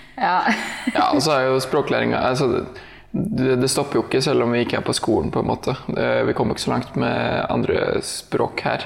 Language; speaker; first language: Norwegian; native; Norwegian